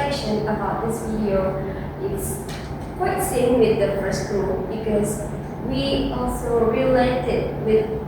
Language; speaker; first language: English; non-native, learner; Indonesian